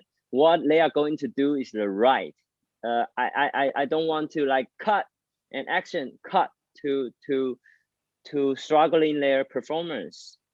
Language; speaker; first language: English; non-native, learner; Chinese